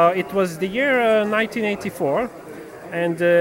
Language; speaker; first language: English; non-native, fluent; Serbian